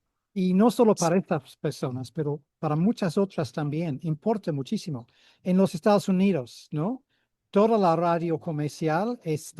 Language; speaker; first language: Spanish; non-native, fluent; English